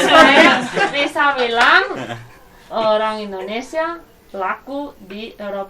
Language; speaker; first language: Indonesian; non-native, fluent; Spanish